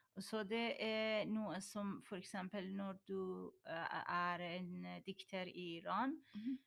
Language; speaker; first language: Norwegian; non-native, learner; Persian